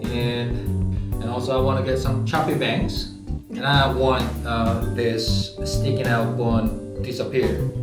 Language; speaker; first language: English; non-native, fluent; Korean